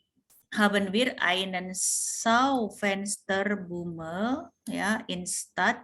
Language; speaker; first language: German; non-native, fluent; Indonesian